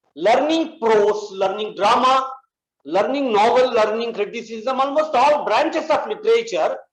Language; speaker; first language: English; non-native, local second language; Marathi